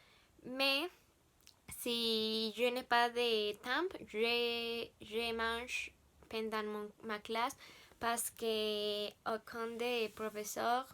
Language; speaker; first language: French; non-native, learner; Spanish